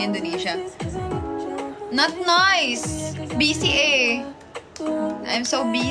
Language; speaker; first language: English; non-native, local second language; Filipino